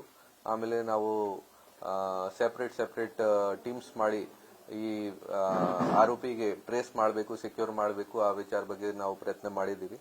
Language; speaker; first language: Kannada; non-native, local second language; Hindi